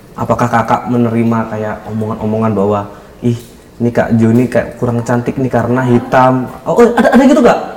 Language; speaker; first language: Indonesian; native; Indonesian